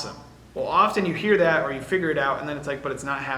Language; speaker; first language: English; native; English